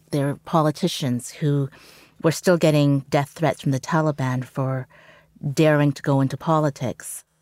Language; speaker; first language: English; early bilingual, other home language; Cantonese